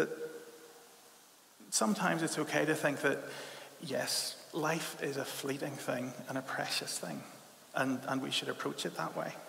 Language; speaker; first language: English; native; English